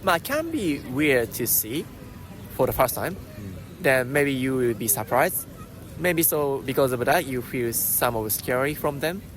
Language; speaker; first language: English; non-native, learner; Japanese